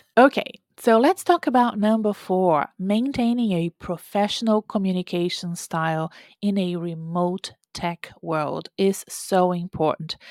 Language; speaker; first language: English; non-native, fluent; Portuguese